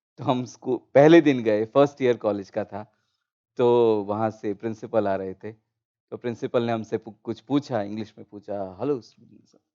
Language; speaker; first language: Hindi; non-native, local second language; Gujarati